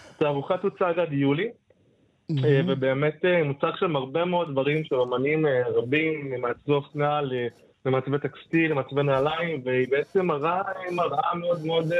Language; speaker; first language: Hebrew; native; Hebrew